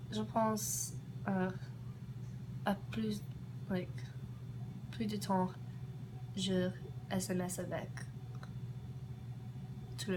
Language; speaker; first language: French; non-native, learner; English